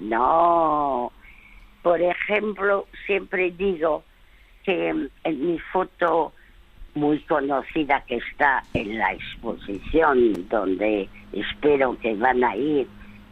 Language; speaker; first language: Spanish; early bilingual, other home language; French